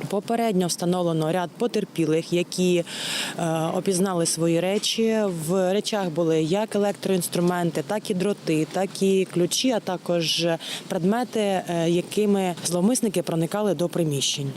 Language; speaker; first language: Ukrainian; native; Ukrainian